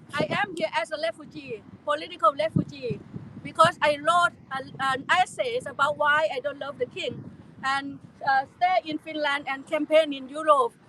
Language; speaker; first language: English; non-native, fluent; Thai